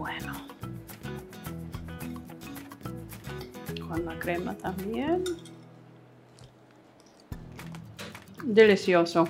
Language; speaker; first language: Spanish; non-native, fluent; English